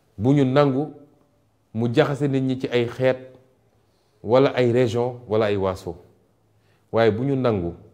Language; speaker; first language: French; non-native, local second language; Wolof